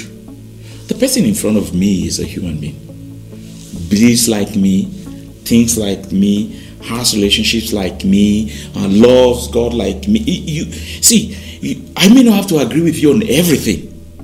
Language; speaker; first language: English; non-native, local second language; Yoruba